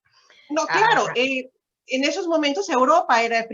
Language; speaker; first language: Spanish; native; Spanish